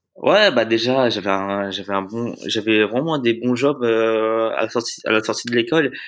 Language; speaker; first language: French; early bilingual, other home language; Vietnamese